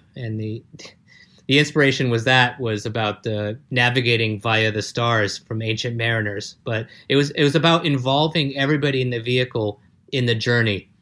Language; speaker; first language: English; native; English